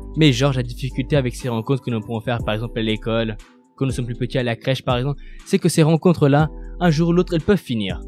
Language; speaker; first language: French; non-native, fluent; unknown